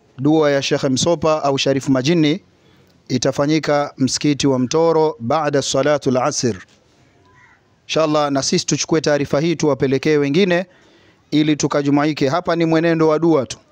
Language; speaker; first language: Swahili; native; Swahili